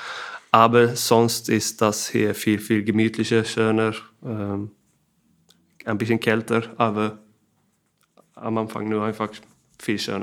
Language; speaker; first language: German; non-native, fluent; Swedish